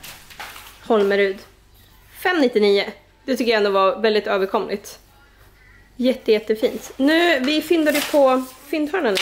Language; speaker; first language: Swedish; native; Swedish